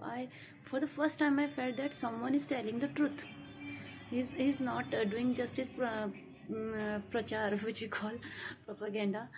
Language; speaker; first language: Hindi; native; Hindi